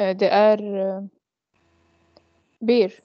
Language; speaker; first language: Swedish; non-native, learner; Arabic